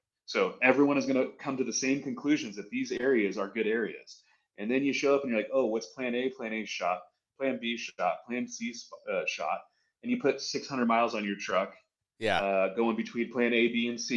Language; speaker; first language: English; native; English